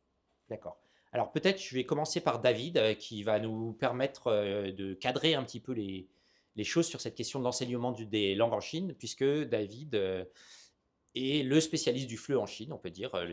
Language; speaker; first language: French; native; French